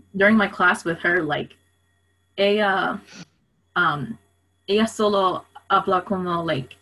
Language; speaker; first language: Spanish; non-native, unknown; English